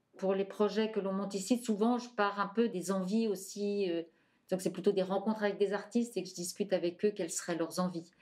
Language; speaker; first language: French; native; French